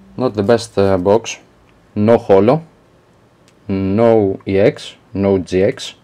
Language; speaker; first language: English; non-native, learner; Greek